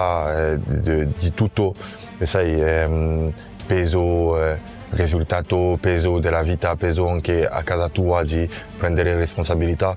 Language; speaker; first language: Italian; non-native, fluent; French